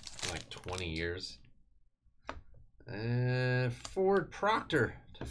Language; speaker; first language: English; native; English